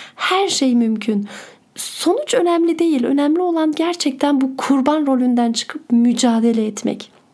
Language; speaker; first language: Turkish; early bilingual, heritage; Turkish